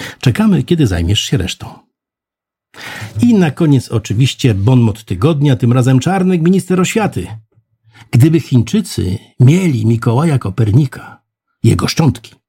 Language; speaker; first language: Polish; native; Polish